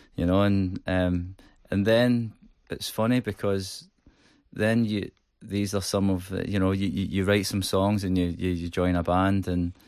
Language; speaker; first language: English; native; English